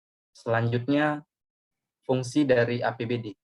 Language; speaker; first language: Indonesian; native; Indonesian